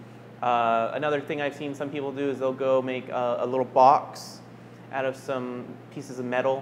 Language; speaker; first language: English; native; English